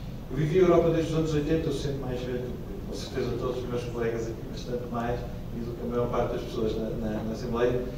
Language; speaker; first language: Portuguese; native; Portuguese